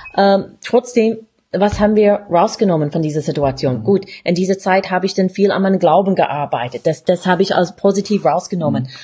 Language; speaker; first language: German; non-native, fluent; English